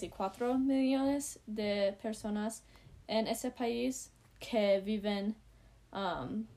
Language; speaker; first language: Spanish; non-native, learner; English